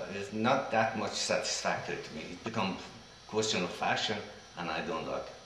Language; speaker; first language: English; non-native, fluent; Persian